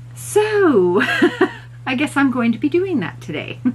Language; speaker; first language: English; native; English